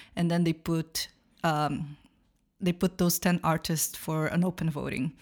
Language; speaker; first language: English; non-native, fluent; Portuguese